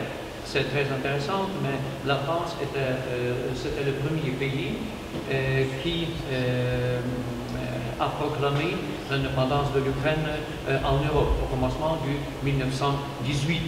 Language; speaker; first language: French; non-native, learner; Ukrainian